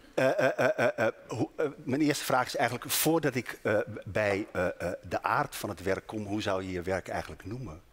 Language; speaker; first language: Dutch; native; Dutch